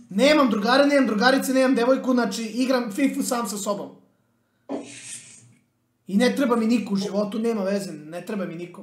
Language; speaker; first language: Bosnian; native; Bosnian